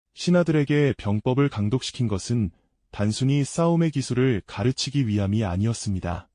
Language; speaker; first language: Korean; native; Korean